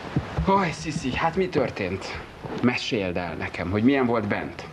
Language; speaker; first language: Hungarian; native; Hungarian